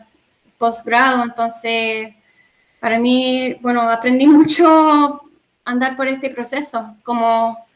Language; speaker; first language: Spanish; non-native, learner; English